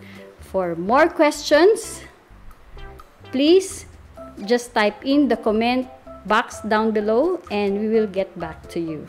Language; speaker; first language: English; non-native, local second language; Filipino